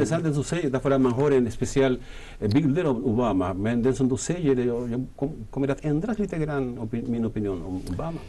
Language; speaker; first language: Swedish; non-native, fluent; Spanish